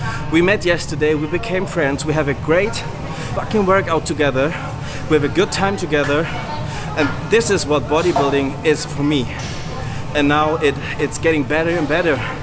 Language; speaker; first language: English; non-native, fluent; German